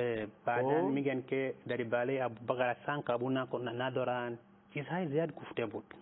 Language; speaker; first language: Persian; non-native, fluent; Nyanja